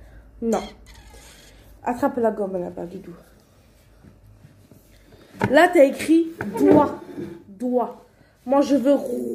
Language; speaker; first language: French; native; French